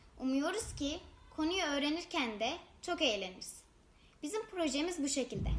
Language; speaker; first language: Turkish; native; Turkish